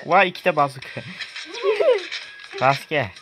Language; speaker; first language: Turkish; non-native, learner; Uzbek